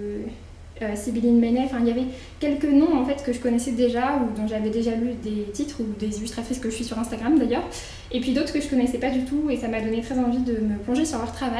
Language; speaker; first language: French; native; French